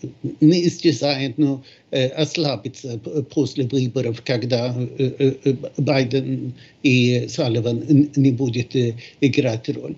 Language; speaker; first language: Russian; non-native, fluent; Swedish